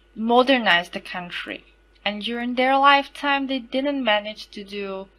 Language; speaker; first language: English; non-native, fluent; Slovak